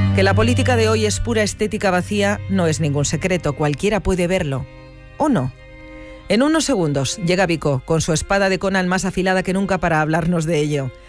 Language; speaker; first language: Spanish; native; Spanish